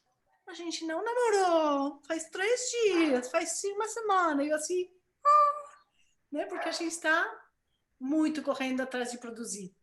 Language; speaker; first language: Portuguese; non-native, fluent; Spanish